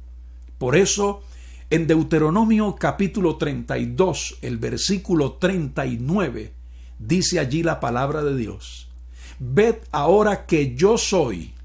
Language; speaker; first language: Spanish; native; Spanish